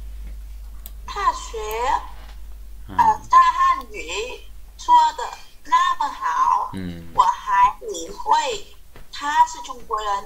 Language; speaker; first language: Chinese; non-native, learner; Vietnamese